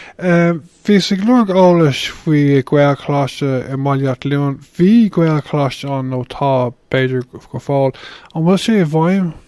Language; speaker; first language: Irish; non-native, local second language; English